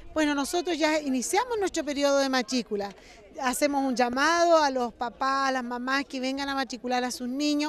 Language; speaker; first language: Spanish; native; Spanish